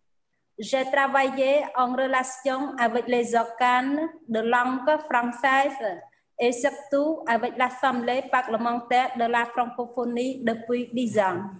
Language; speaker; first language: French; non-native, fluent; Khmer